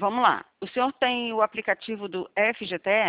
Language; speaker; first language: Portuguese; native; Portuguese